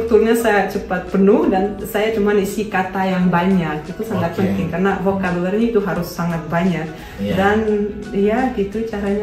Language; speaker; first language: Indonesian; non-native, fluent; Russian